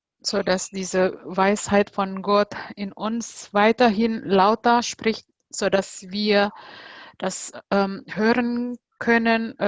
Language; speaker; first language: German; non-native, fluent; Indonesian